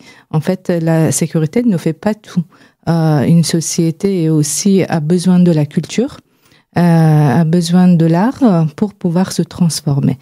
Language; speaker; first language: French; non-native, fluent; Persian